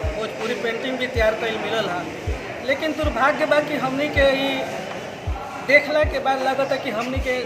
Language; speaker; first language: Bhojpuri; native; Bhojpuri